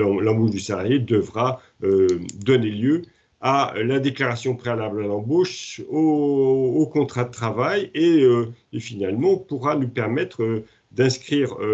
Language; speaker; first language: French; native; French